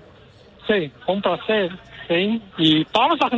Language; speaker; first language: Spanish; non-native, learner; Chinese